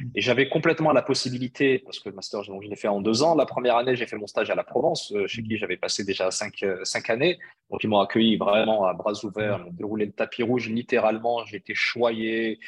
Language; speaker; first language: French; early bilingual, other home language; Arabic